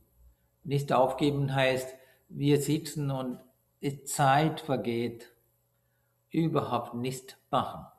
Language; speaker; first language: German; non-native, learner; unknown